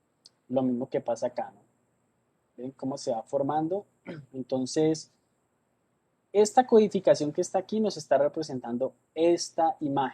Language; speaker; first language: Spanish; native; Spanish